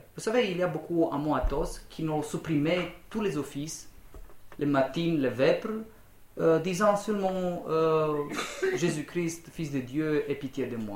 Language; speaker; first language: French; non-native, fluent; Romanian